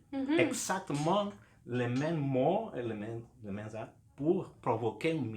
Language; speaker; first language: French; non-native, fluent; Spanish